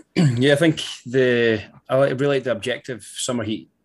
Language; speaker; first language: English; native; English